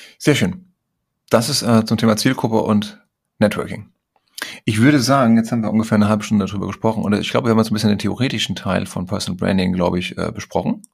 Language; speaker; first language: German; native; German